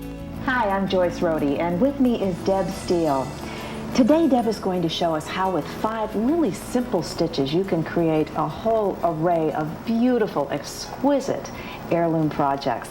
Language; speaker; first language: English; native; English